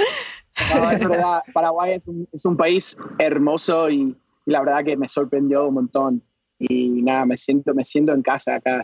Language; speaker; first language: Spanish; non-native, learner; English